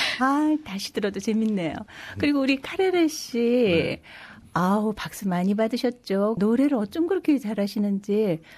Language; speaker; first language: Korean; native; Korean